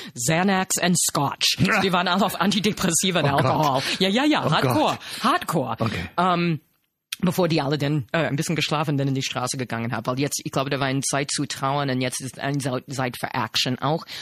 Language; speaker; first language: German; non-native, fluent; English